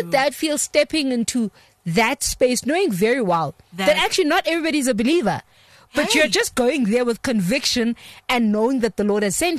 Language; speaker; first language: English; non-native, local second language; Xhosa